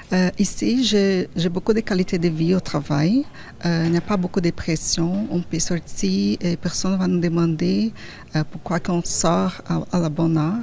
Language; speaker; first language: French; non-native, fluent; Portuguese